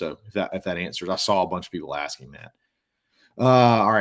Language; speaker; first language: English; native; English